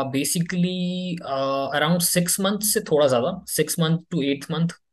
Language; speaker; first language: Hindi; native; Hindi